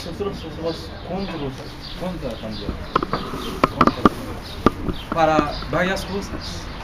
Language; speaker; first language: Spanish; non-native, learner; Haitian Creole